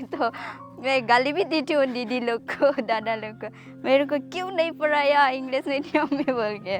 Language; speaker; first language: Hindi; non-native, local second language; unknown